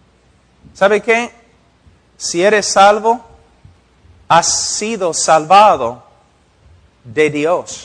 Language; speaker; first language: Spanish; non-native, fluent; English